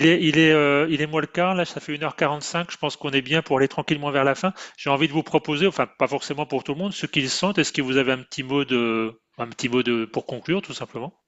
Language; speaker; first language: French; native; French